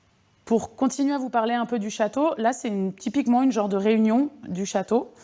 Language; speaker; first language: French; native; French